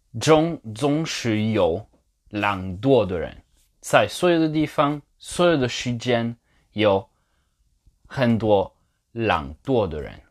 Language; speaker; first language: Chinese; non-native, fluent; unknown